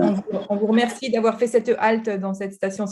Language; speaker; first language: French; native; French